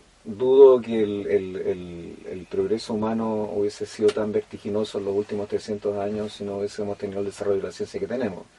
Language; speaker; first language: Spanish; native; Spanish